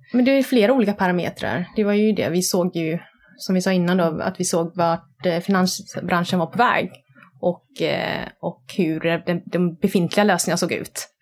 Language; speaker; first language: Swedish; early bilingual, other home language; Vietnamese